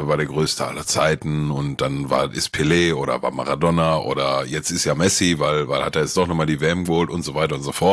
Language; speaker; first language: German; native; German